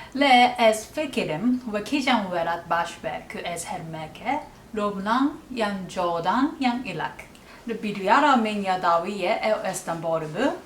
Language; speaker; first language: Kurdish; non-native, learner; Japanese